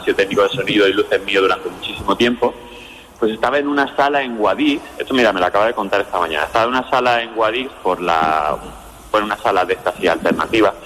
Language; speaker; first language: Spanish; native; Spanish